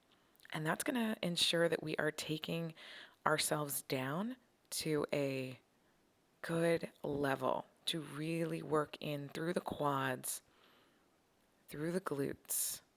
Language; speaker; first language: English; native; English